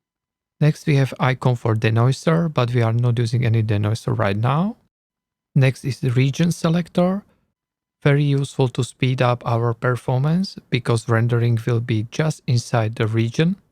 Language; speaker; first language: English; non-native, learner; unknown